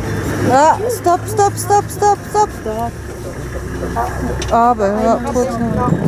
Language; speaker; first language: French; native; French